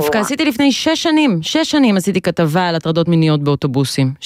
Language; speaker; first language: Hebrew; native; Hebrew